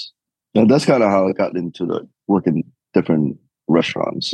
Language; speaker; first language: English; non-native, local second language; Cantonese